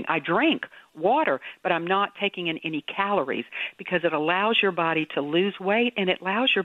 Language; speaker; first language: English; native; English